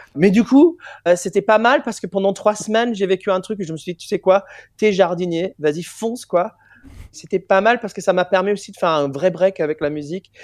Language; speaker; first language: French; non-native, fluent; English